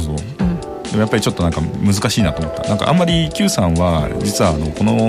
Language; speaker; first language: Japanese; native; Japanese